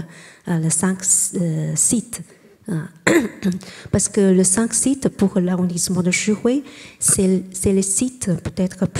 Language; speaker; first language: French; non-native, learner; Chinese